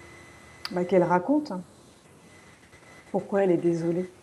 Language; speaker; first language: French; native; French